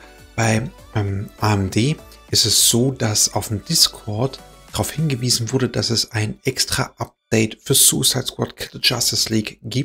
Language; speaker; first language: German; native; German